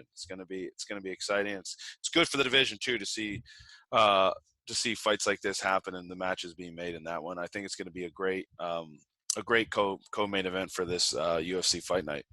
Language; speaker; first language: English; native; English